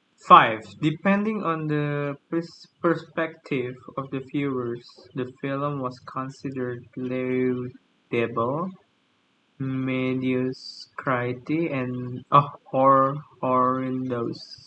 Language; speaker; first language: English; non-native, fluent; Indonesian